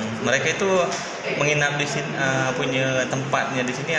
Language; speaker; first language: Indonesian; native; Indonesian